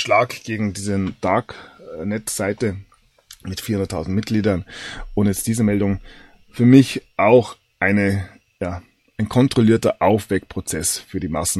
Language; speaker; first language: German; native; German